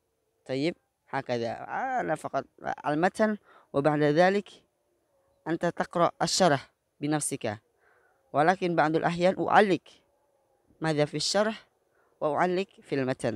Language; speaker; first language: Arabic; non-native, fluent; Indonesian